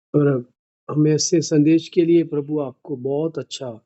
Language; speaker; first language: Hindi; non-native, local second language; Punjabi